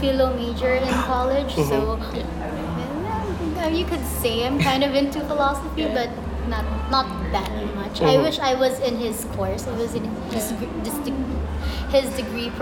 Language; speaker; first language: English; non-native, local second language; Filipino